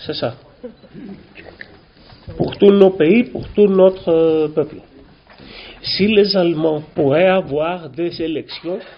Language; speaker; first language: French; non-native, learner; Greek